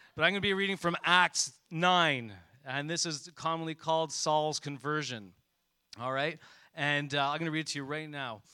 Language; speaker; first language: English; native; English